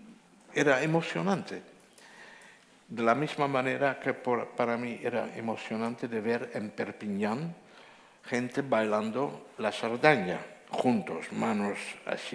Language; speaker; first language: Spanish; non-native, fluent; Dutch